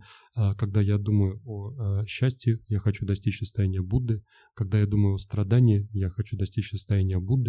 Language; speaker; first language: Russian; native; Russian